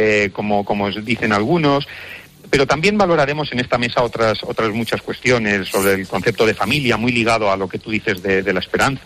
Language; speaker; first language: Spanish; native; Spanish